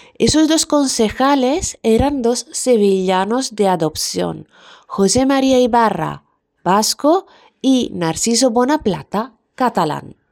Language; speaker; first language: Spanish; non-native, fluent; Italian